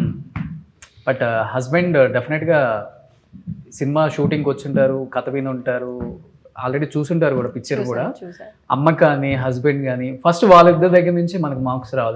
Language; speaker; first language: Telugu; native; Telugu